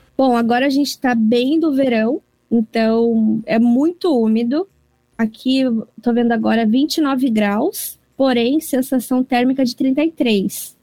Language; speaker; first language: Portuguese; early bilingual, heritage; Portuguese